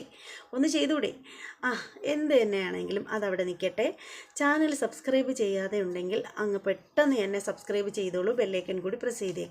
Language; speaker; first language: Malayalam; native; Malayalam